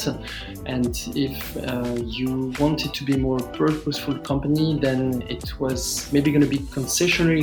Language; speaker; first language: English; non-native, fluent; French